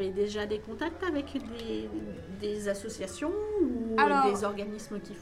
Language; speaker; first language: French; native; French